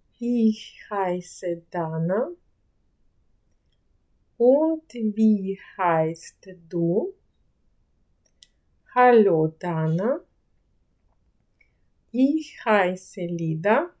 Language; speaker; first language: German; non-native, fluent; Ukrainian